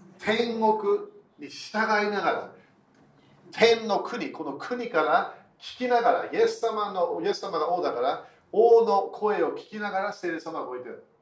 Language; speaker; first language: Japanese; non-native, fluent; English